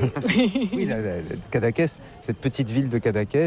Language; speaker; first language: French; native; French